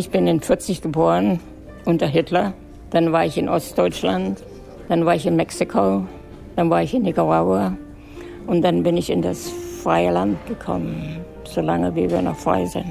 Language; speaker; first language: German; native; German